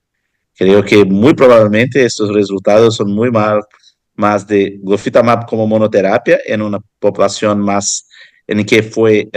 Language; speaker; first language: Spanish; non-native, fluent; Portuguese